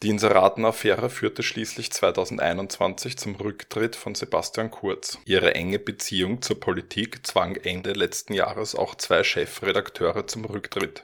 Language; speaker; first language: German; native; German